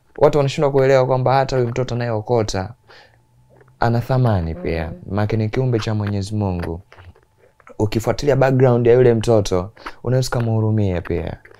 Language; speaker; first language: Swahili; native; Swahili